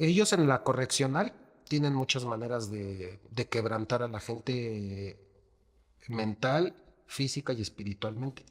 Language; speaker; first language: Spanish; native; Spanish